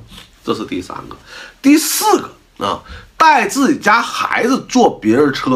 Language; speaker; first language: Chinese; native; Chinese